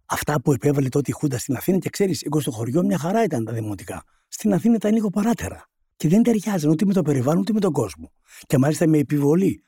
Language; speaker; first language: Greek; native; Greek